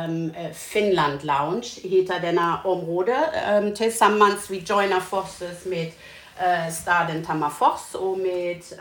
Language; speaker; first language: Swedish; non-native, learner; German